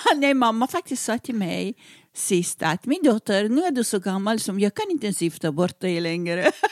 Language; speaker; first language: Swedish; early bilingual, other home language; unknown